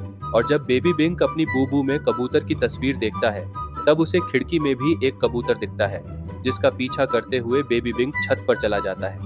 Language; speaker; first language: Hindi; native; Hindi